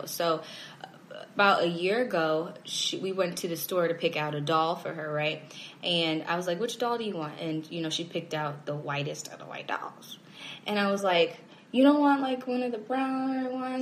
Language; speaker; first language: English; native; English